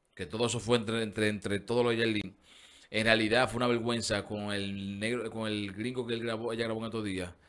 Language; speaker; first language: Spanish; native; Spanish